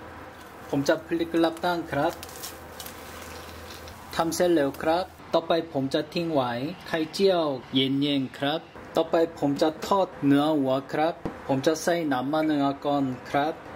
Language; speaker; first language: Thai; non-native, learner; Korean